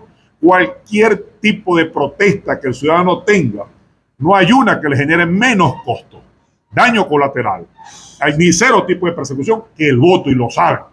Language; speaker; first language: Spanish; native; Spanish